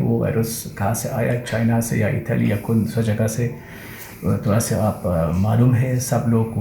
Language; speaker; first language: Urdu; non-native, learner; Persian